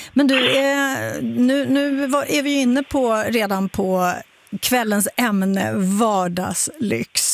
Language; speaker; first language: Swedish; native; Swedish